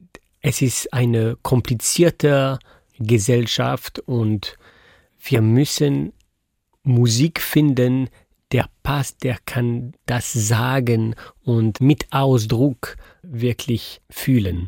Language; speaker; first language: German; non-native, fluent; French